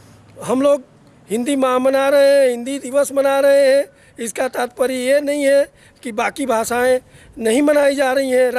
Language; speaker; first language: Hindi; native; Hindi